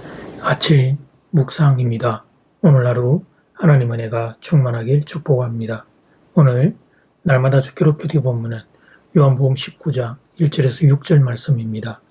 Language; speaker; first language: Korean; native; Korean